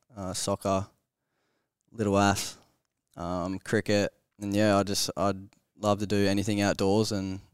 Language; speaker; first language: English; native; English